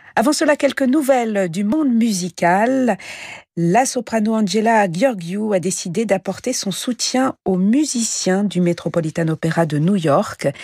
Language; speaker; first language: French; native; French